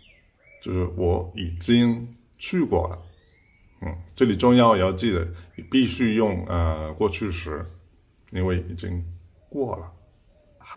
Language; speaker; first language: Chinese; non-native, fluent; Spanish